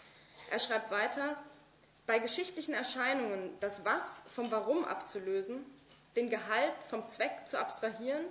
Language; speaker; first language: German; native; German